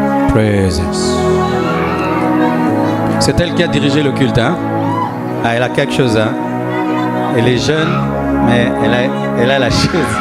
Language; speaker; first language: French; non-native, local second language; Lingala